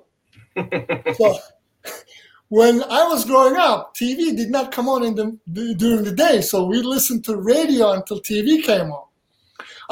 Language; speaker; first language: English; non-native, fluent; Turkish